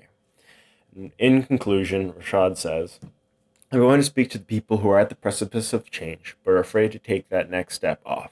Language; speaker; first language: English; native; English